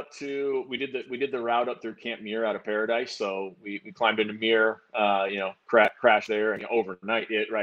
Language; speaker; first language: English; native; English